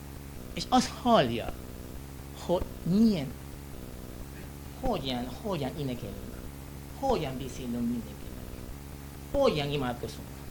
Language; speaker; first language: Hungarian; non-native, learner; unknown